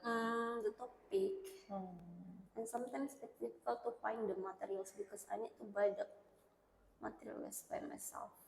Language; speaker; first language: English; non-native, learner; Indonesian